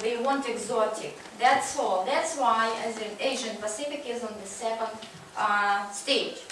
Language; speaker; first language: English; non-native, fluent; Russian